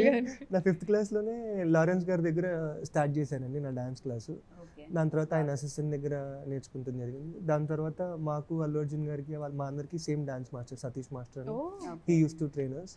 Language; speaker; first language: Telugu; native; Telugu